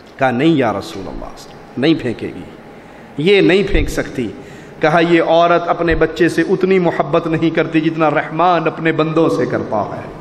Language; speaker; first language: Urdu; non-native, local second language; Punjabi